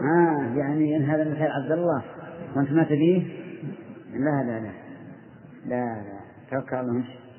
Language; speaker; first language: Arabic; native; Arabic